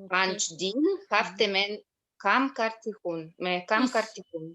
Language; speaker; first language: Hindi; non-native, learner; Russian